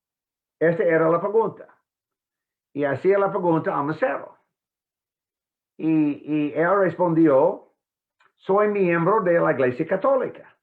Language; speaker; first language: Spanish; non-native, fluent; English